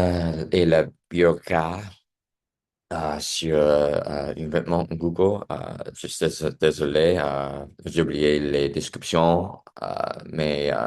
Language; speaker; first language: French; non-native, learner; English